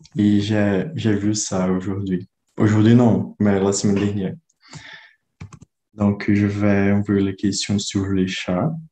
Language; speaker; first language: French; non-native, learner; Portuguese